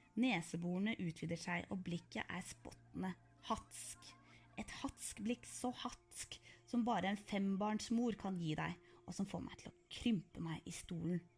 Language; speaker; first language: Norwegian; early bilingual, other home language; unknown